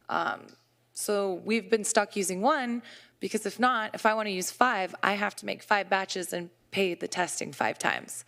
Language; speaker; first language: English; native; English